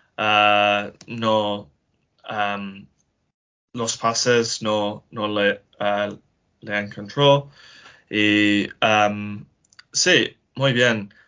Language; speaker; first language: Spanish; non-native, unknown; English